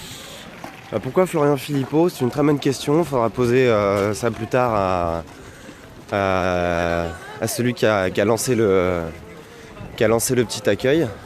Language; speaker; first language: French; native; French